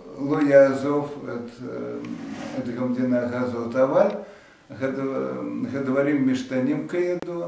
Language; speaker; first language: Hebrew; non-native, fluent; Russian